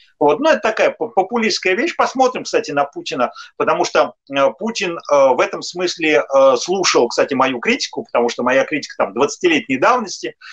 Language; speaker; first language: Russian; native; Russian